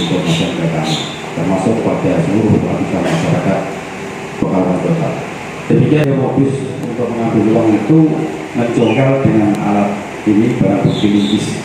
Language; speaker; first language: Indonesian; native; Indonesian